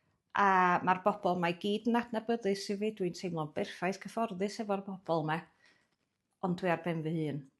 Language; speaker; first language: Welsh; native; Welsh